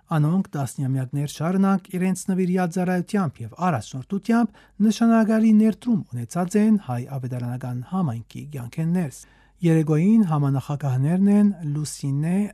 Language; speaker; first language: Armenian; native; Armenian